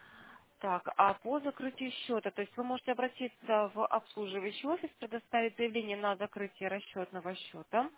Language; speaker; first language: Russian; native; Russian